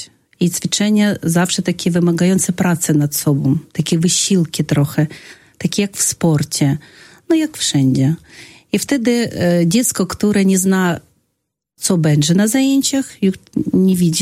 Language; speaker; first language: Polish; non-native, fluent; Russian